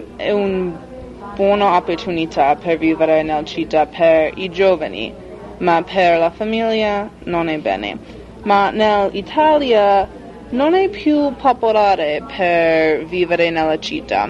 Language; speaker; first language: Italian; non-native, learner; English